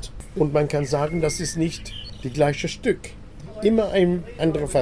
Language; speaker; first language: German; non-native, fluent; English